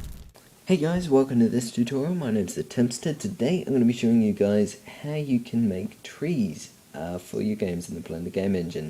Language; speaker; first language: English; native; English